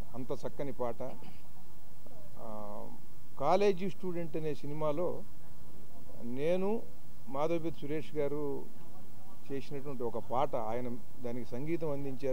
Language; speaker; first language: Telugu; native; Telugu